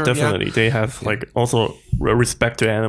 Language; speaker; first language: English; non-native, fluent; Chinese